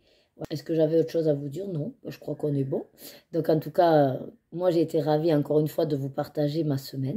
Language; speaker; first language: French; native; French